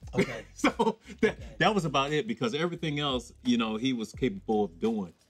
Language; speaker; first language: English; native; English